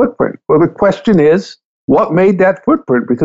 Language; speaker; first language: English; native; English